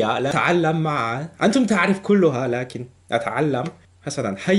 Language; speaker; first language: Arabic; non-native, learner; Korean